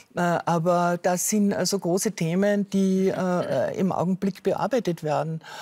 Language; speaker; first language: German; native; German